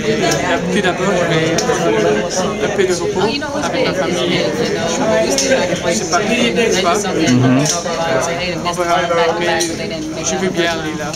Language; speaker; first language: French; non-native, local second language; Dutch